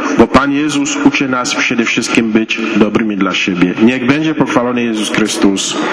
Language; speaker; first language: Polish; non-native, fluent; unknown